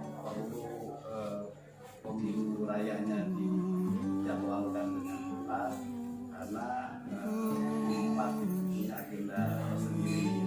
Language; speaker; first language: Indonesian; native; Indonesian